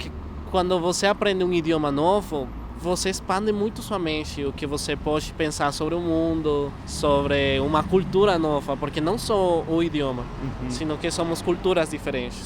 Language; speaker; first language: Portuguese; non-native, fluent; Spanish